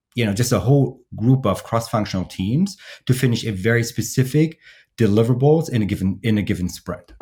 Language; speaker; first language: English; non-native, fluent; German